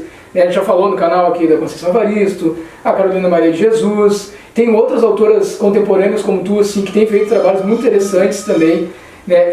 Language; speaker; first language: Portuguese; native; Portuguese